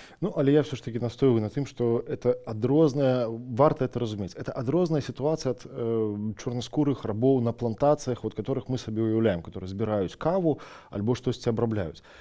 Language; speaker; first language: Belarusian; non-native, local second language; Russian